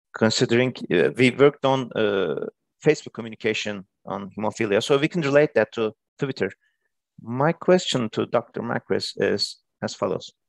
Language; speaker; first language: English; non-native, fluent; Turkish